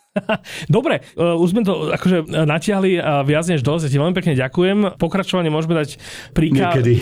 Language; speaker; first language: Slovak; native; Slovak